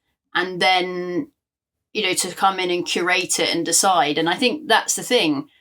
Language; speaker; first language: English; native; English